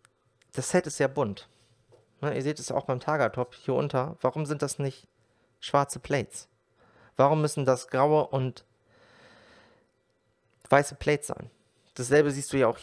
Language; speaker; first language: German; native; German